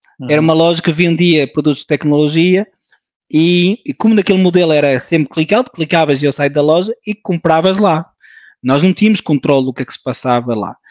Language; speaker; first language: Portuguese; early bilingual, heritage; Portuguese